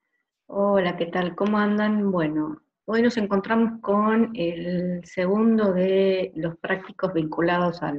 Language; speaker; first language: Spanish; native; Spanish